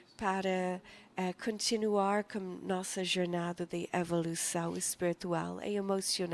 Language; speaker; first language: Portuguese; non-native, fluent; English